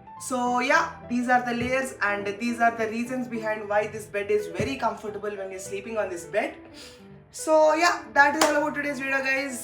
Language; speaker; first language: English; non-native, local second language; Telugu